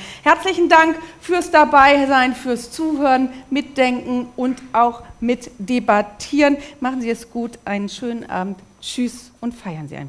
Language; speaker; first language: German; native; German